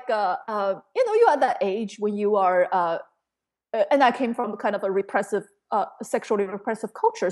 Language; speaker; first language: English; non-native, fluent; Chinese